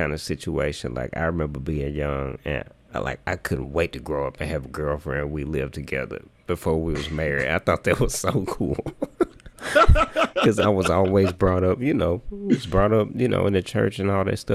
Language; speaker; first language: English; native; English